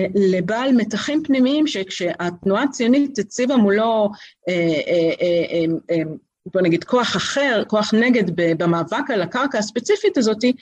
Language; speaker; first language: Hebrew; native; Hebrew